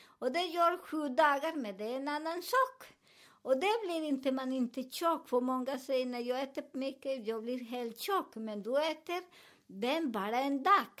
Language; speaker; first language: Swedish; non-native, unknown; Spanish